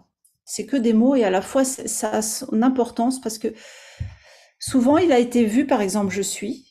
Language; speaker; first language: French; native; French